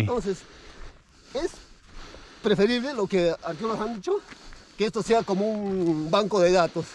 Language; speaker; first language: Spanish; native; Spanish